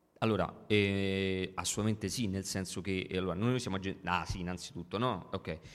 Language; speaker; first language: Italian; native; Italian